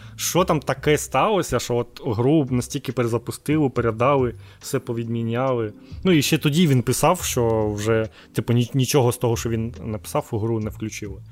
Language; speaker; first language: Ukrainian; native; Ukrainian